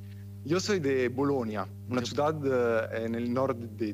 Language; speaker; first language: Spanish; non-native, fluent; Italian